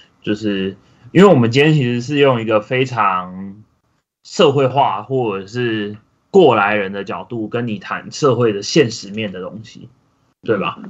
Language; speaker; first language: Chinese; native; Chinese